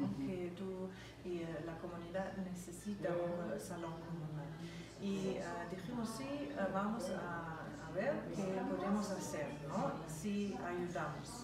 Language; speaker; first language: Spanish; non-native, learner; German